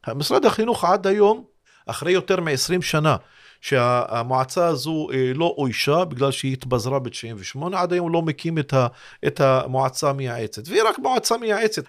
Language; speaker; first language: Hebrew; non-native, local second language; Arabic